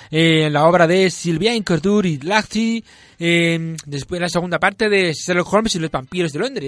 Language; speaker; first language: Spanish; native; Spanish